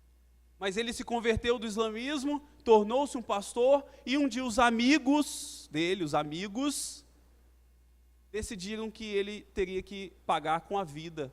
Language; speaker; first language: Portuguese; native; Portuguese